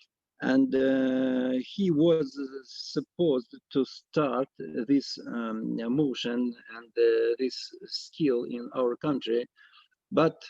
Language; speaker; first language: English; non-native, fluent; Russian